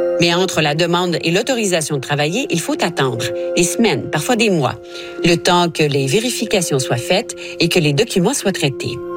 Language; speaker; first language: French; native; French